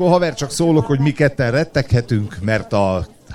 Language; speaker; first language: Hungarian; native; Hungarian